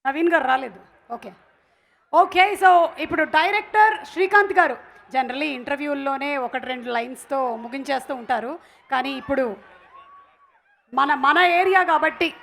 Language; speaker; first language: Telugu; native; Telugu